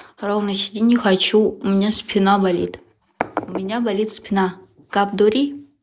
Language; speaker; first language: Russian; non-native, local second language; Uzbek